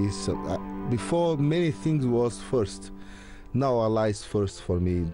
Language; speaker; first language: English; non-native, learner; Portuguese